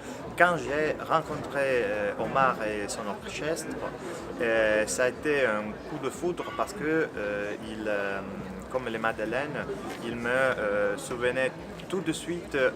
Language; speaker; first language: French; non-native, fluent; Italian